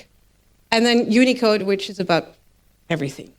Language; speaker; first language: English; non-native, fluent; Dutch